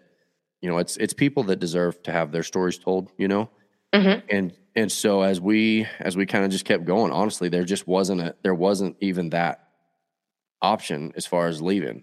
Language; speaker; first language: English; native; English